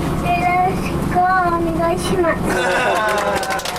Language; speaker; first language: Japanese; non-native, learner; Urdu